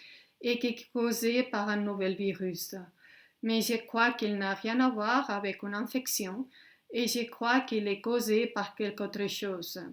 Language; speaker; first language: French; non-native, fluent; Spanish